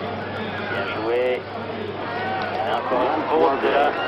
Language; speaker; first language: French; native; French